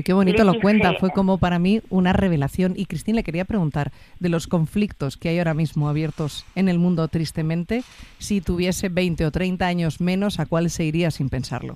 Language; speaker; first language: Spanish; native; Spanish